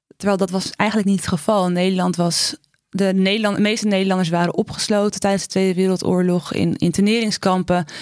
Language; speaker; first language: Dutch; native; Dutch